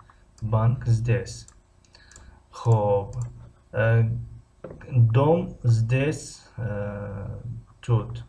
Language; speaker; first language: Russian; non-native, fluent; Tajik